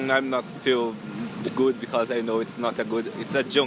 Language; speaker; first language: English; non-native, learner; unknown